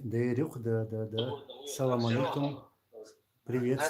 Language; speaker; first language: Russian; non-native, local second language; Chechen